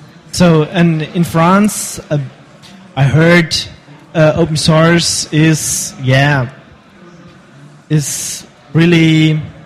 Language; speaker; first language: English; non-native, fluent; German